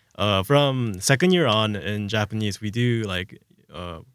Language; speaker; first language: English; early bilingual, other home language; Korean